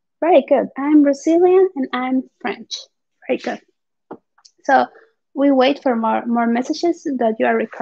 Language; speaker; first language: English; non-native, fluent; Spanish